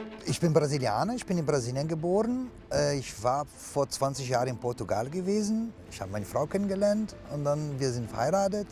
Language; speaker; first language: German; non-native, learner; Portuguese